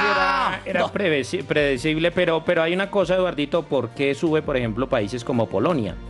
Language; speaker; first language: Spanish; native; Spanish